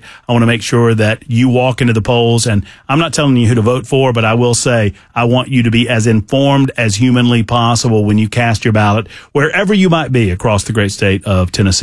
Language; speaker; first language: English; native; English